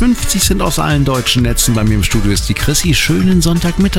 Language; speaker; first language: German; native; German